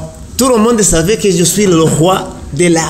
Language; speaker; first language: French; non-native, learner; Rundi